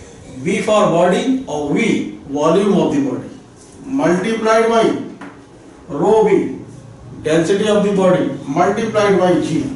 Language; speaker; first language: Hindi; native; Hindi